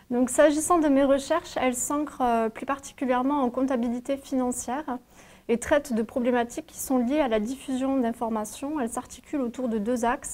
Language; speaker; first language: French; native; French